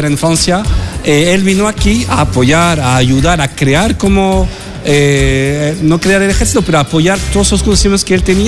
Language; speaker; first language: Spanish; non-native, fluent; French